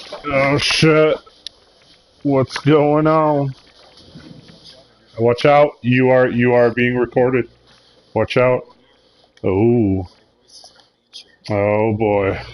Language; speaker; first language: English; native; English